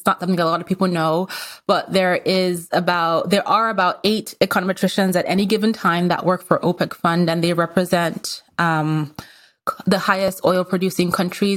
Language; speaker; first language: English; non-native, local second language; Yoruba